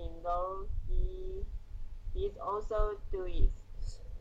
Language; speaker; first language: English; non-native, learner; Chinese